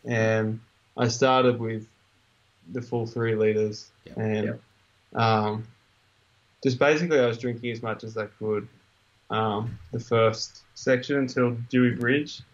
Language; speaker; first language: English; native; English